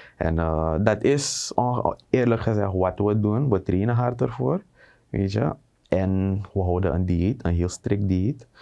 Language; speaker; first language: Dutch; native; Dutch